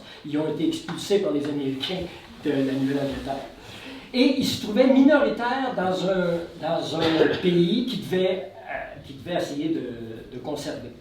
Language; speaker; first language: French; native; French